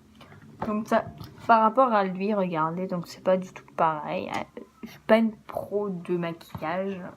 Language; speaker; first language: French; native; French